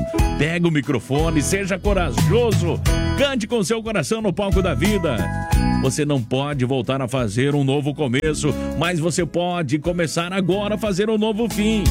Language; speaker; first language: Portuguese; native; Portuguese